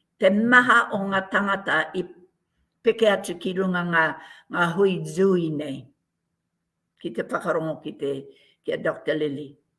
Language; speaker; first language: Māori; native; Māori